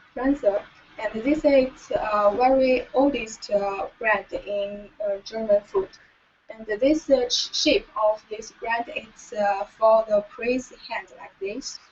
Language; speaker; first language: English; non-native, learner; Chinese